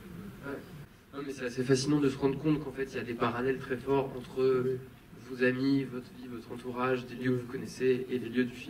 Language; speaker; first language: French; native; French